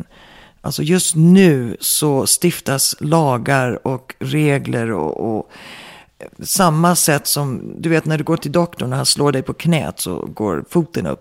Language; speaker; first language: Swedish; early bilingual, heritage; Swedish